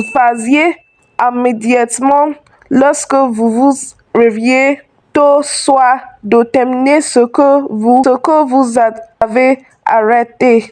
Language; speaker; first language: French; non-native, learner; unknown